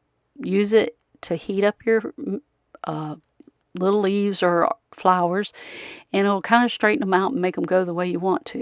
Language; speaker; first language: English; native; English